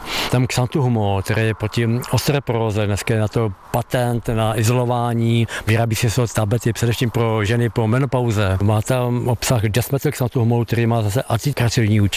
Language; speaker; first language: Czech; native; Czech